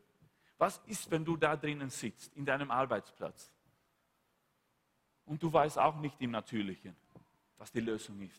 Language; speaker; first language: German; non-native, fluent; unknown